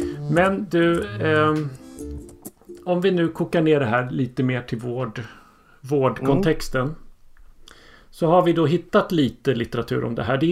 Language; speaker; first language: Swedish; native; Swedish